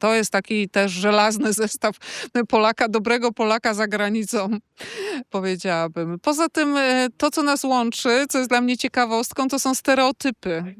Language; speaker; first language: Polish; native; Polish